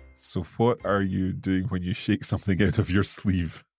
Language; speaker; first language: English; native; English